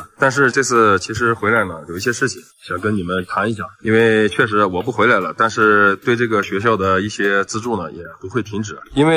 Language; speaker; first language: Chinese; native; Chinese